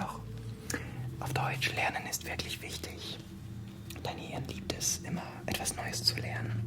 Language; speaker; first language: German; non-native, fluent; French